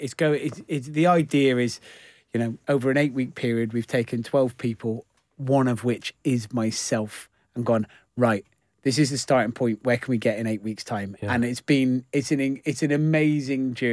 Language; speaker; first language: English; native; English